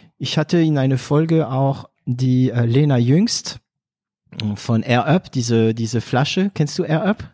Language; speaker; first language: German; non-native, fluent; French